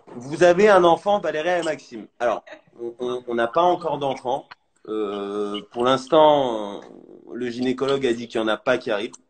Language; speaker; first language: French; native; French